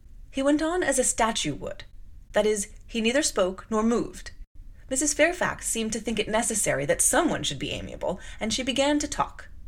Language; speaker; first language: English; native; English